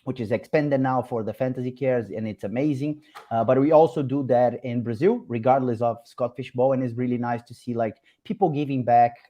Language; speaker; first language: English; non-native, fluent; Portuguese